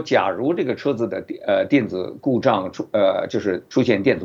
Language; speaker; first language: Chinese; native; Chinese